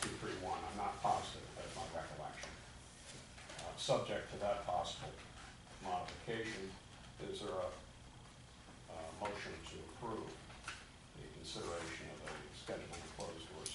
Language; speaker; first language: English; native; English